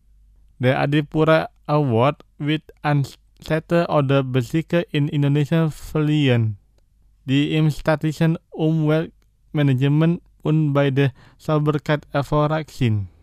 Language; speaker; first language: German; non-native, fluent; Indonesian